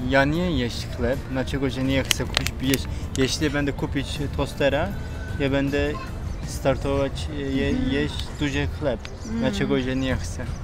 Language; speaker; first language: Polish; non-native, learner; Turkish